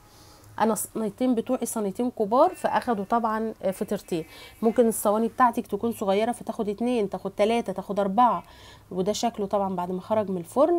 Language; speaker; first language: Arabic; native; Arabic